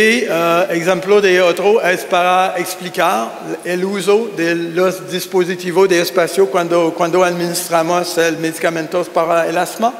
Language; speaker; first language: Spanish; non-native, learner; French